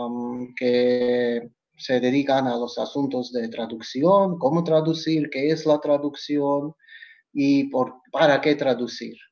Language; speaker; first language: Spanish; non-native, fluent; Georgian